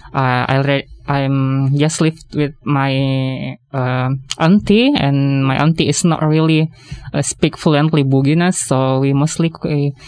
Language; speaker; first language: English; non-native, fluent; Indonesian